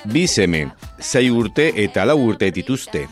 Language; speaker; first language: Basque; non-native, learner; Spanish